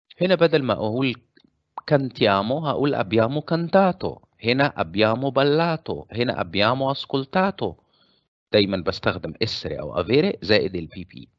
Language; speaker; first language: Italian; non-native, fluent; Arabic